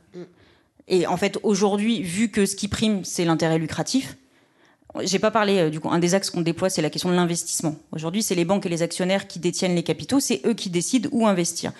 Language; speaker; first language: French; native; French